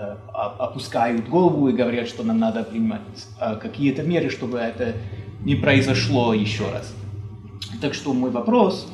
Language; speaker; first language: Russian; non-native, fluent; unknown